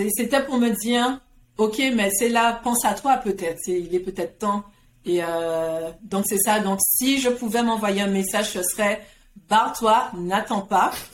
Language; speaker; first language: French; native; French